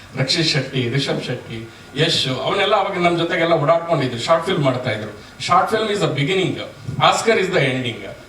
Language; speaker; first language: Kannada; native; Kannada